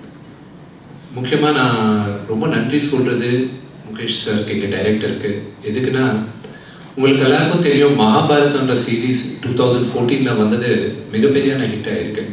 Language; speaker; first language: Tamil; non-native, local second language; Telugu